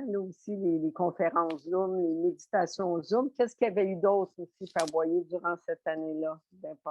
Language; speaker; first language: French; native; French